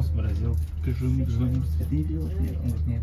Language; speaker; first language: Russian; native; Russian